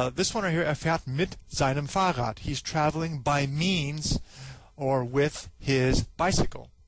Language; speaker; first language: English; native; English